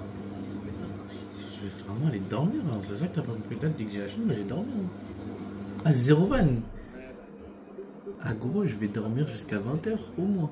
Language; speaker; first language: French; native; French